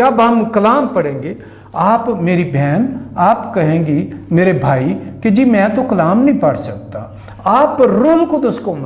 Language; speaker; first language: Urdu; non-native, local second language; Punjabi